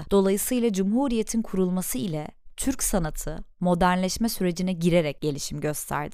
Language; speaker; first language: Turkish; native; Turkish